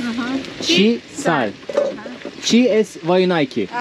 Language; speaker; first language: Spanish; non-native, learner; Turkish